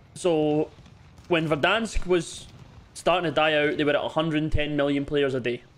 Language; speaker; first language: English; native; English